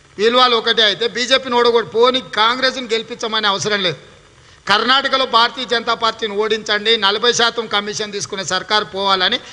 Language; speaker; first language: Telugu; native; Telugu